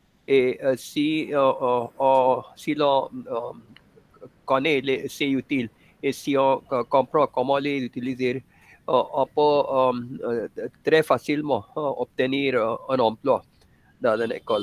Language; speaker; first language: French; non-native, fluent; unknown